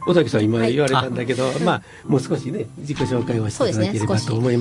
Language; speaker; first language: Japanese; native; Japanese